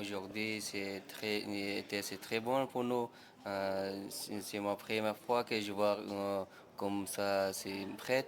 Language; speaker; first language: French; non-native, learner; Pashto